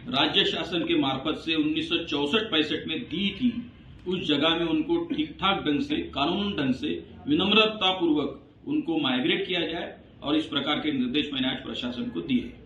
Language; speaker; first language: Hindi; non-native, local second language; Marathi